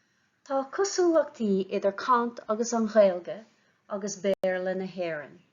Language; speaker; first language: Irish; non-native, local second language; English